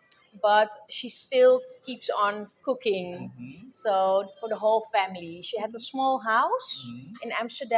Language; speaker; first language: English; non-native, fluent; Dutch